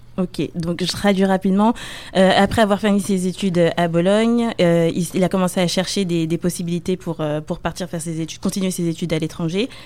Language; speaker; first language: French; native; French